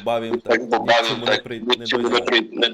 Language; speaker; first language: Czech; non-native, learner; Russian